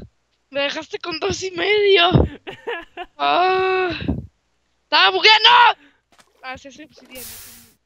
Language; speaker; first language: Spanish; native; Spanish